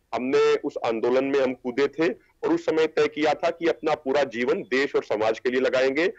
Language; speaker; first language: Hindi; native; Hindi